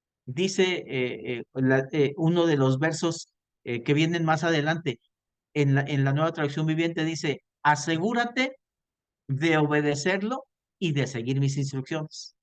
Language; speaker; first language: Spanish; native; Spanish